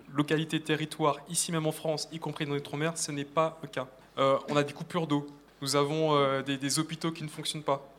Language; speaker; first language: French; native; French